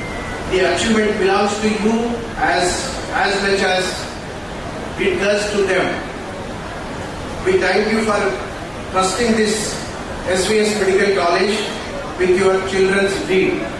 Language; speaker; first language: English; non-native, local second language; Telugu